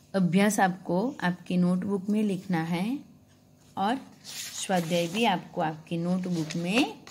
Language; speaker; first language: Hindi; non-native, local second language; Gujarati